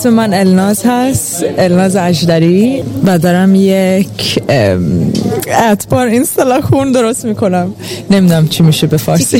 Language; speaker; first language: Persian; early bilingual, heritage; Persian